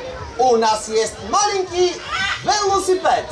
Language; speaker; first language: Russian; non-native, learner; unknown